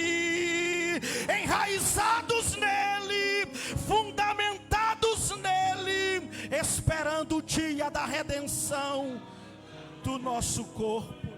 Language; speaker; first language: Portuguese; native; Portuguese